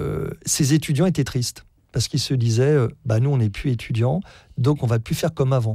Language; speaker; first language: French; native; French